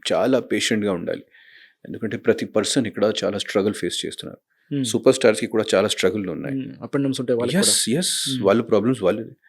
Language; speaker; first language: Telugu; non-native, fluent; Hindi